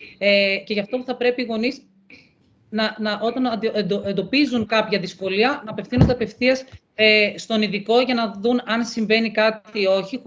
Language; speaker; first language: Greek; native; Greek